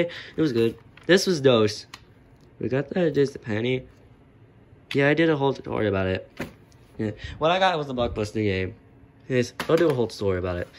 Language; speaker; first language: English; native; English